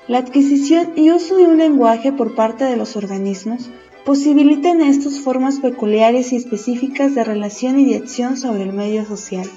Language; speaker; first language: Spanish; native; Spanish